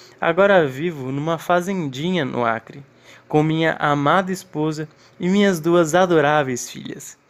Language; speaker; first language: Portuguese; non-native, fluent; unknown